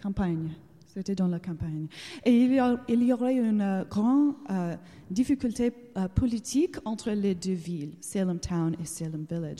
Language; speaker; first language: French; non-native, learner; English